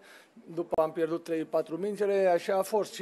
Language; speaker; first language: Romanian; non-native, learner; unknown